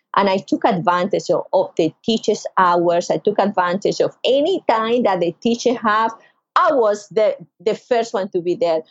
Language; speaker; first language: English; non-native, learner; Spanish